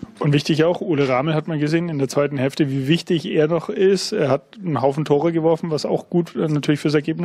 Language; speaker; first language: German; native; German